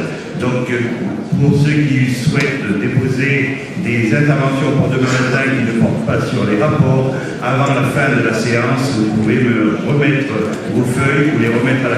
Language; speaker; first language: French; native; French